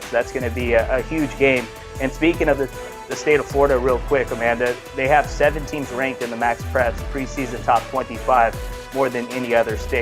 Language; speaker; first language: English; native; English